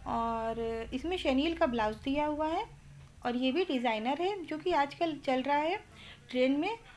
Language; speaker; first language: Hindi; native; Hindi